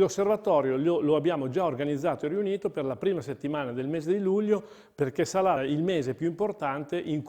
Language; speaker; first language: Italian; native; Italian